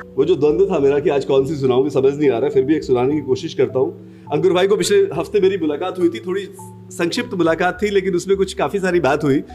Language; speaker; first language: Hindi; native; Hindi